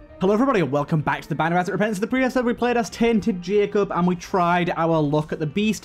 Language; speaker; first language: English; native; English